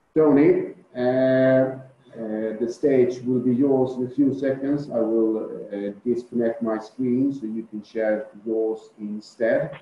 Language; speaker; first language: English; non-native, fluent; Swedish